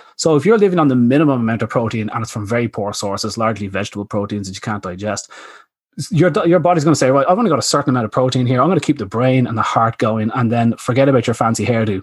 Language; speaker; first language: English; native; English